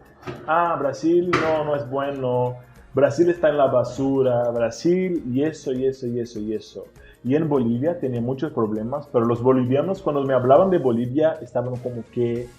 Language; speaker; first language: Spanish; non-native, fluent; Portuguese